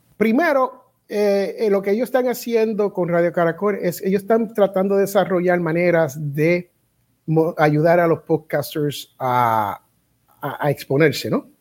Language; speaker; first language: Spanish; native; Spanish